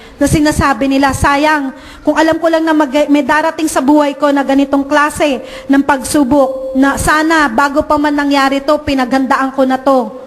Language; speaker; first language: Filipino; native; Filipino